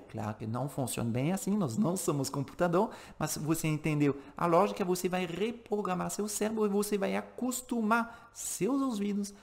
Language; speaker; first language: Portuguese; non-native, fluent; French